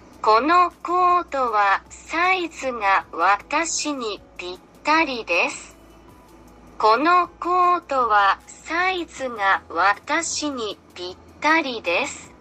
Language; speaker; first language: Japanese; non-native, learner; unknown